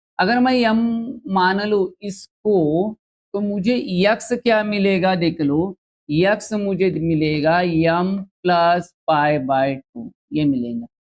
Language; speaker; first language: Hindi; non-native, local second language; Marathi